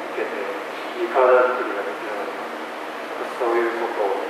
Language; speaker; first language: Japanese; native; Japanese